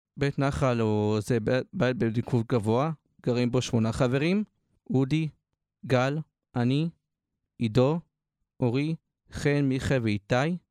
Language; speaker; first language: Hebrew; native; Hebrew